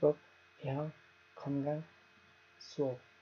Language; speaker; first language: Korean; non-native, learner; Nepali